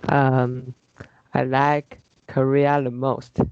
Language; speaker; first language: English; non-native, learner; Chinese